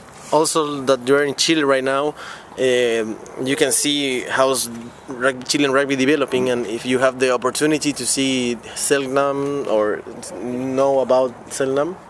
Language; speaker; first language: English; non-native, fluent; Spanish